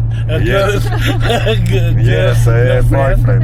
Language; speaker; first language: English; non-native, learner; Italian